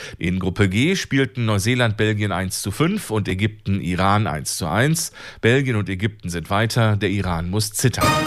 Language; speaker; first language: German; native; German